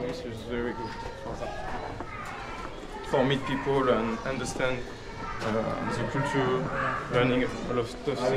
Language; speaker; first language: English; non-native, learner; French